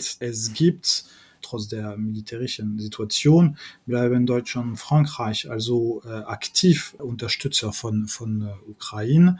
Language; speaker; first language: German; non-native, fluent; French